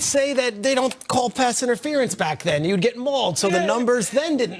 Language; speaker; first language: English; native; English